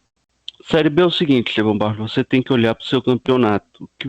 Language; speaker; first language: Portuguese; native; Portuguese